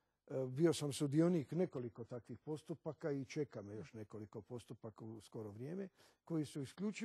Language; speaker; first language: Croatian; native; Croatian